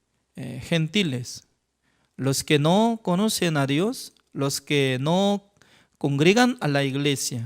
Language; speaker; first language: Spanish; non-native, fluent; Korean